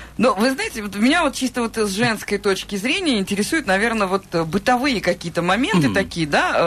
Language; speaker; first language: Russian; native; Russian